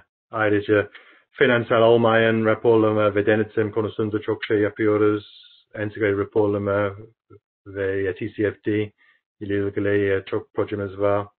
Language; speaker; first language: Turkish; non-native, learner; English